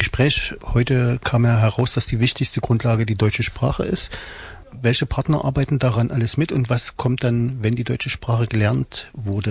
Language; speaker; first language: German; native; German